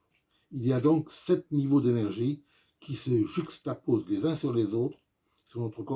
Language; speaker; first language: French; native; French